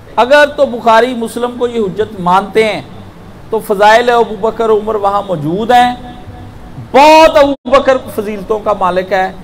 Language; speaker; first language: Urdu; non-native, local second language; Punjabi